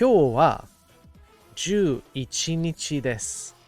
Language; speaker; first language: Japanese; non-native, learner; English